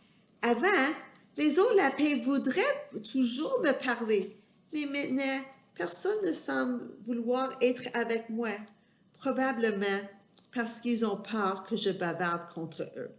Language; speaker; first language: French; non-native, fluent; English